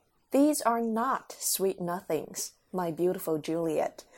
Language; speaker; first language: English; non-native, fluent; Chinese